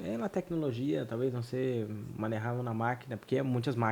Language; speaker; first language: Spanish; non-native, fluent; Portuguese